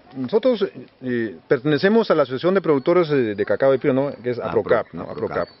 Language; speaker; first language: Spanish; native; Spanish